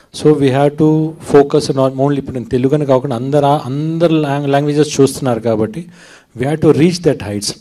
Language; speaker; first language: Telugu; native; Telugu